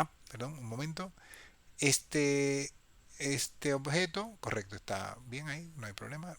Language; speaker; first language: Spanish; native; Spanish